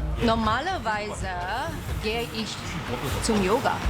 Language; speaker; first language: German; non-native, fluent; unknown